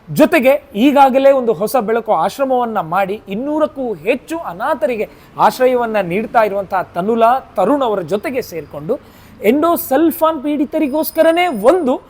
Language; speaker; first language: Kannada; native; Kannada